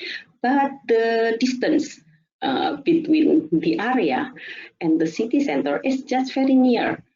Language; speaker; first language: English; non-native, fluent; Indonesian